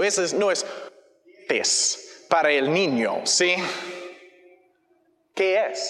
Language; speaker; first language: Spanish; non-native, learner; English